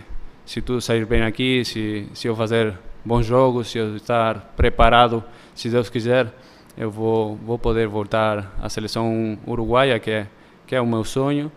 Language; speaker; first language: Portuguese; early bilingual, heritage; Spanish